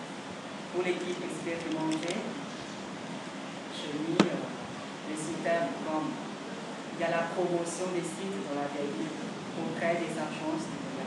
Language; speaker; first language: French; non-native, learner; Vietnamese